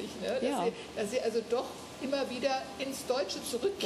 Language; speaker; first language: German; native; German